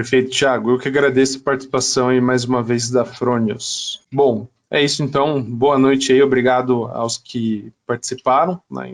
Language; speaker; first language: Portuguese; native; Portuguese